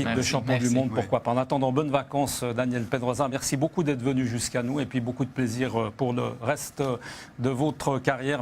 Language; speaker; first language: French; native; French